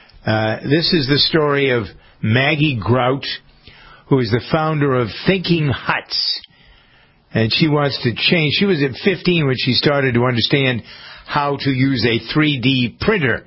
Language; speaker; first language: English; native; English